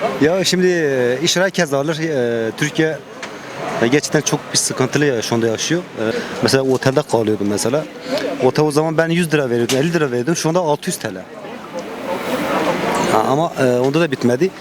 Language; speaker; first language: Turkish; early bilingual, heritage; Turkish